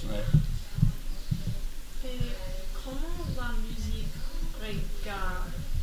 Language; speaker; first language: French; non-native, learner; English